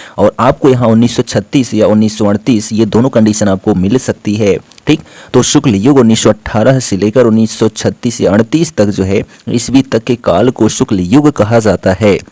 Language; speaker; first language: Hindi; native; Hindi